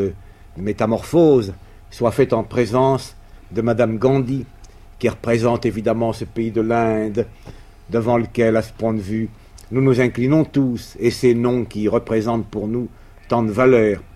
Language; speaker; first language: French; native; French